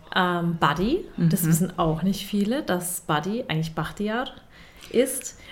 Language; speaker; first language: German; early bilingual, other home language; Turkish